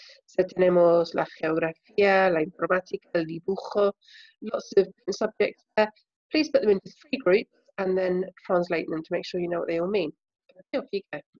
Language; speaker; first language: English; native; English